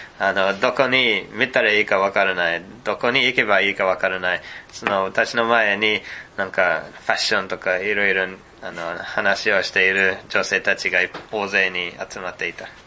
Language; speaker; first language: Japanese; non-native, fluent; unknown